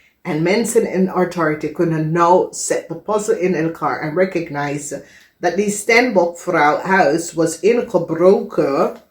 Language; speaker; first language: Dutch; non-native, fluent; English